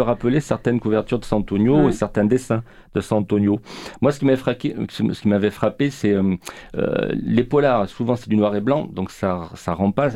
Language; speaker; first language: French; native; French